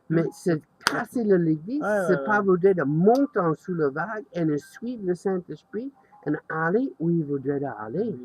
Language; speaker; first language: French; non-native, learner; English